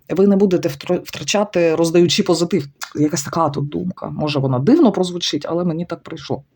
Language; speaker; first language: Ukrainian; non-native, local second language; Russian